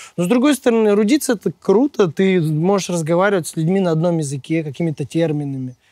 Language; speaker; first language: Russian; native; Russian